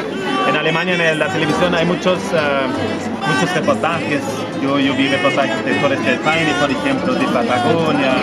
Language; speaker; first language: Spanish; non-native, fluent; German